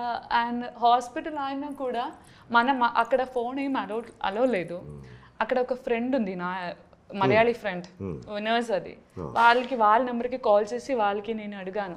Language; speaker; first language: Telugu; non-native, learner; Malayalam